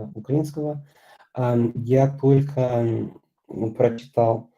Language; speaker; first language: Russian; non-native, fluent; English